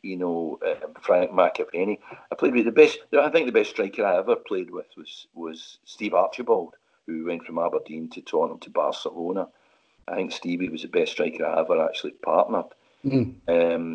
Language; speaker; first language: English; native; English